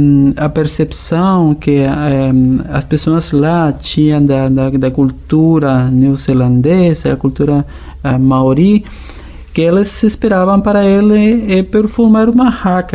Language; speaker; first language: Portuguese; non-native, fluent; Spanish